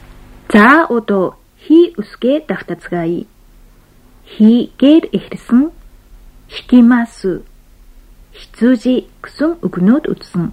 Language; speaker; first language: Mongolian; non-native, fluent; Japanese